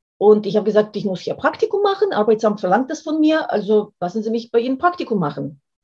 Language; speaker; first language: German; non-native, fluent; Russian